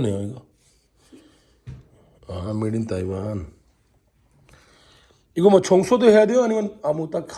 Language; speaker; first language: Korean; non-native, learner; Hindi